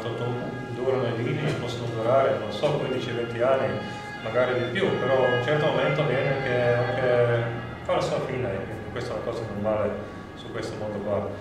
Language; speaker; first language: Italian; non-native, fluent; Slovenian